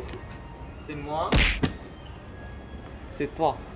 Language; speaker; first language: French; non-native, learner; Korean